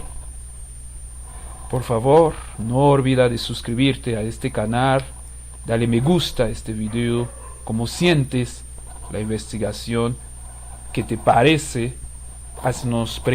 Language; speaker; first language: Spanish; non-native, fluent; Haitian Creole